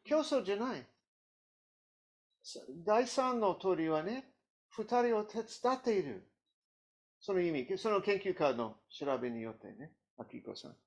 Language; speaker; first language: Japanese; non-native, learner; English